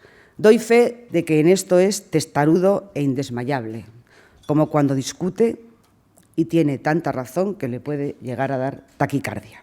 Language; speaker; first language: Spanish; native; Spanish